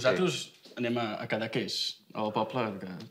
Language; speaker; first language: Catalan; non-native, fluent; Dutch